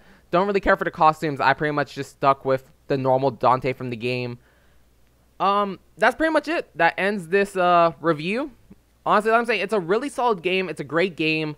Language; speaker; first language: English; native; English